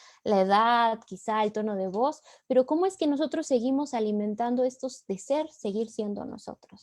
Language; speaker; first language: Spanish; native; Spanish